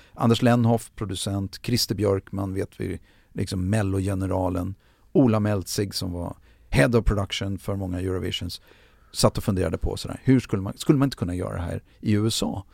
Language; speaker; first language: Swedish; native; Swedish